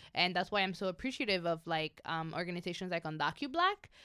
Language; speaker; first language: English; early bilingual, other home language; Spanish